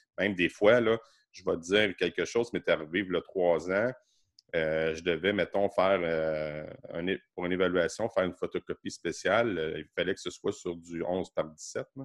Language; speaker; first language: French; native; French